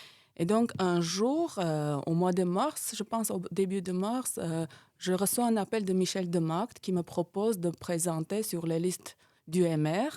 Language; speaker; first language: French; non-native, fluent; Armenian